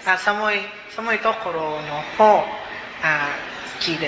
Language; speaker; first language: Japanese; non-native, learner; Cebuano